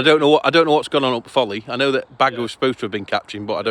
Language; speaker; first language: English; native; English